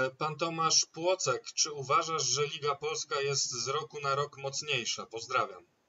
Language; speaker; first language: Polish; native; Polish